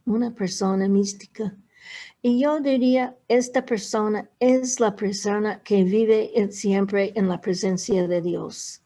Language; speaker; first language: Spanish; non-native, fluent; English